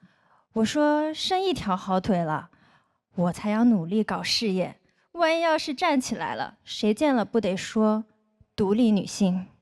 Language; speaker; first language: Chinese; native; Chinese